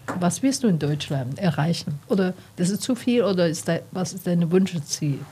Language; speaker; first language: German; non-native, learner; Chinese